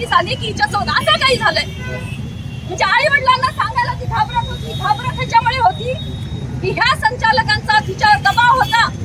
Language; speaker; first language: Marathi; native; Marathi